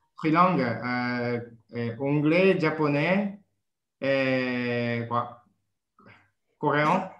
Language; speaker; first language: French; non-native, learner; Japanese